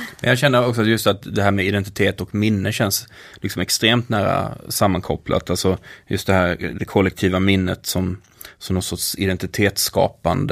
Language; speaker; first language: Swedish; native; Swedish